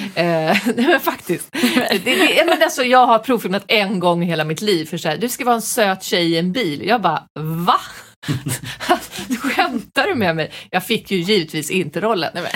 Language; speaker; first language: Swedish; native; Swedish